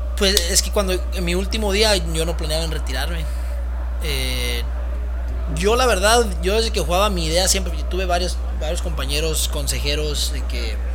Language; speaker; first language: Spanish; early bilingual, heritage; Spanish